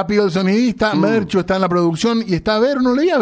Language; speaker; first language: Spanish; native; Spanish